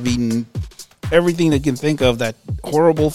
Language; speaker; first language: English; early bilingual, other home language; Spanish